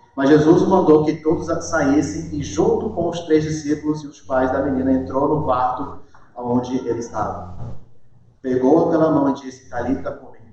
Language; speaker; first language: Portuguese; early bilingual, heritage; Portuguese